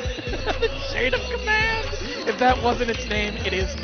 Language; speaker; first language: English; native; English